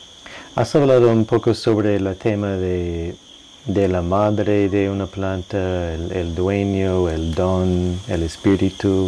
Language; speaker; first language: Spanish; non-native, fluent; English